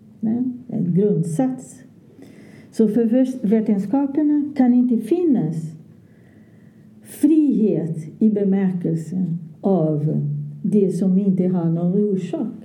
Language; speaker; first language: Swedish; non-native, fluent; Portuguese